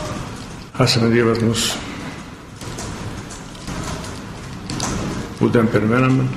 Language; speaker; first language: Greek; non-native, fluent; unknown